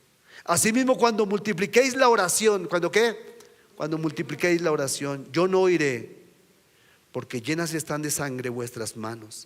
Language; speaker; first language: Spanish; native; Spanish